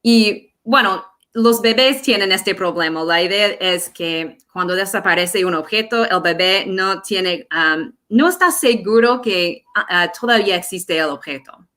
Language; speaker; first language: Spanish; non-native, fluent; English